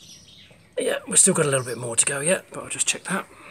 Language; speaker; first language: English; native; English